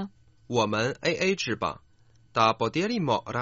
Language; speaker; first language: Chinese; non-native, learner; Croatian